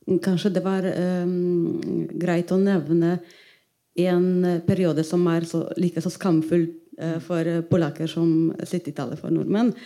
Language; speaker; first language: Norwegian; non-native, fluent; Polish